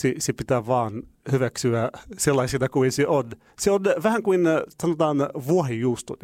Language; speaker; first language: Finnish; non-native, fluent; Arabic